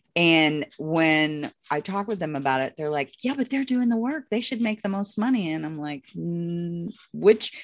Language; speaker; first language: English; native; English